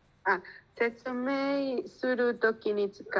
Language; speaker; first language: Japanese; non-native, learner; Spanish